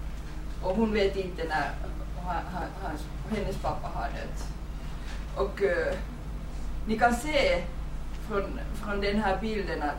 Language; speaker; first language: Swedish; non-native, fluent; Finnish